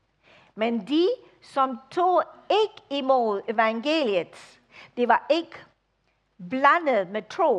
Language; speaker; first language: Danish; non-native, fluent; English